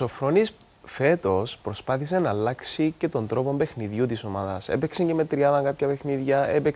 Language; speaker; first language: Greek; native; Greek